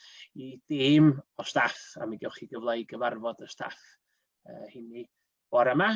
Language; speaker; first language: Welsh; native; Welsh